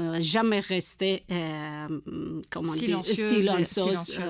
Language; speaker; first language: French; non-native, learner; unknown